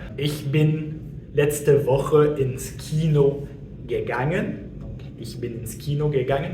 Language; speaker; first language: German; non-native, fluent; French